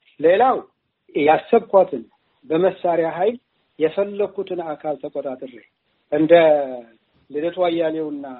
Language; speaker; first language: Amharic; non-native, local second language; Tigrinya